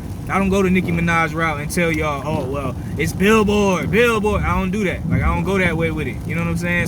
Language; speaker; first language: English; native; English